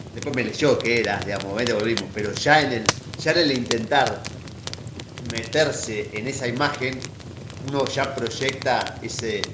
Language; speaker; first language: Spanish; native; Spanish